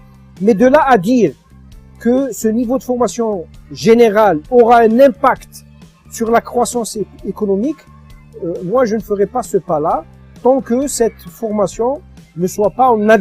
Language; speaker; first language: French; non-native, local second language; Arabic